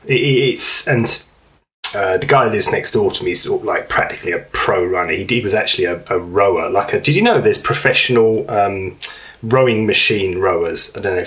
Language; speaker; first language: English; native; English